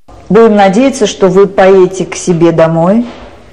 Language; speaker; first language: Russian; native; Russian